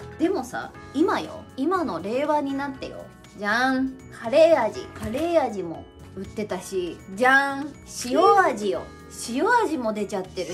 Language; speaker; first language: Japanese; native; Japanese